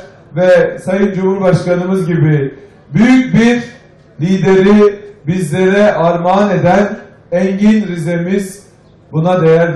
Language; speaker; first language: Turkish; native; Turkish